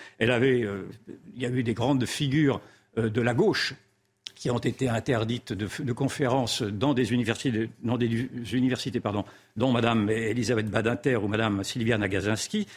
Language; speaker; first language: French; native; French